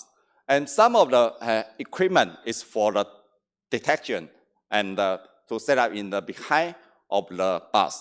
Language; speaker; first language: English; non-native, learner; Chinese